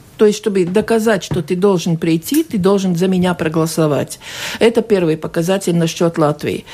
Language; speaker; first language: Russian; non-native, local second language; Latvian